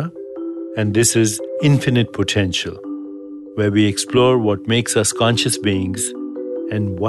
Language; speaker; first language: English; non-native, local second language; Hindi